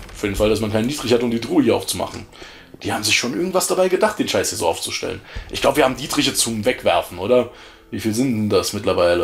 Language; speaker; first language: German; native; German